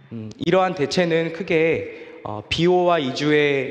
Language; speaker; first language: Korean; native; Korean